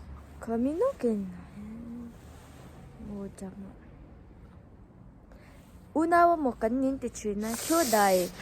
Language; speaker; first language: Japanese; non-native, learner; Mizo